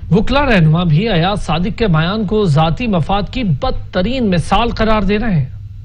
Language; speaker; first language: Urdu; native; Urdu